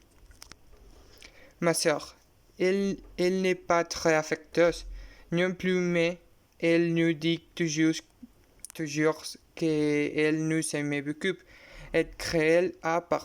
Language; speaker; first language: French; non-native, learner; Spanish